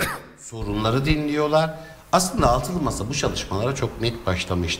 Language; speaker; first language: Turkish; native; Turkish